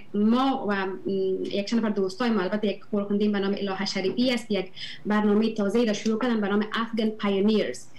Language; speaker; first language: Persian; native; Persian